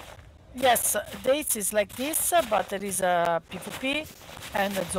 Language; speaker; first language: English; non-native, learner; Hungarian